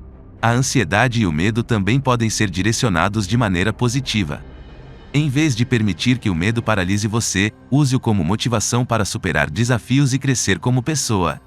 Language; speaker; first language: Portuguese; native; Portuguese